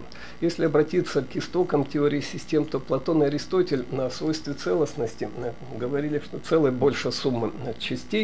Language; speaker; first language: Russian; native; Russian